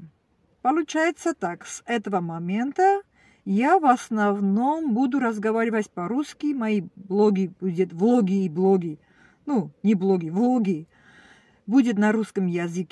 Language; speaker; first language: Russian; non-native, learner; Armenian